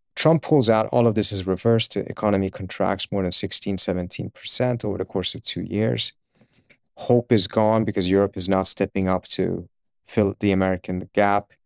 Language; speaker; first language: English; early bilingual, other home language; Persian